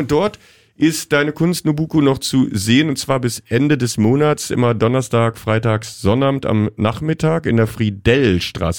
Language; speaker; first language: German; native; German